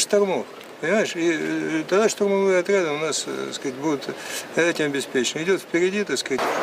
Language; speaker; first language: Russian; native; Russian